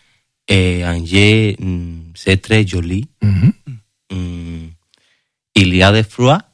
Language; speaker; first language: French; non-native, learner; Spanish